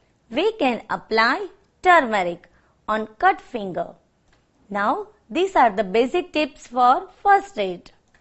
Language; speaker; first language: English; non-native, local second language; Gujarati